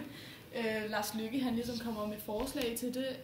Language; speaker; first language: Danish; native; Danish